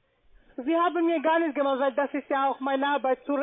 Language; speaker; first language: German; non-native, fluent; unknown